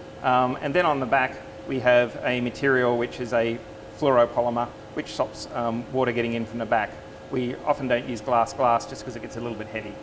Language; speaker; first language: English; native; English